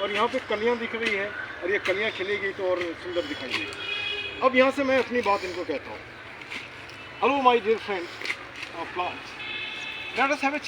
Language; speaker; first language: Hindi; native; Hindi